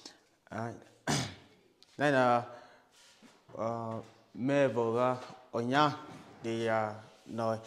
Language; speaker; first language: Vietnamese; non-native, learner; Portuguese